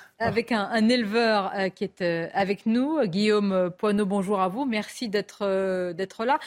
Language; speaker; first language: French; native; French